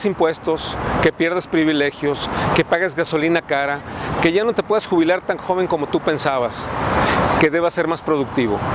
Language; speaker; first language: Spanish; native; Spanish